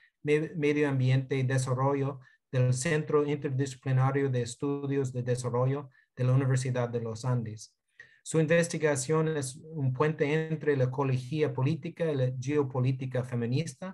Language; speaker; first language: Spanish; non-native, fluent; English